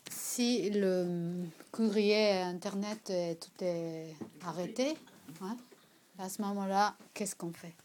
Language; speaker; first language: French; non-native, learner; Japanese